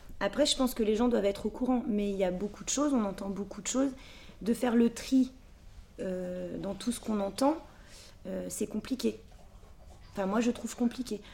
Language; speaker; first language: French; native; French